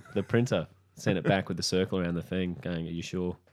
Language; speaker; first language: English; native; English